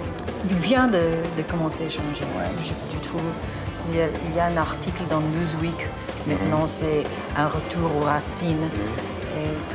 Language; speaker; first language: French; non-native, learner; English